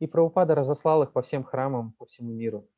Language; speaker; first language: Russian; native; Russian